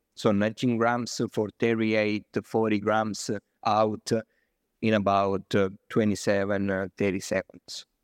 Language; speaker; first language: English; non-native, fluent; Italian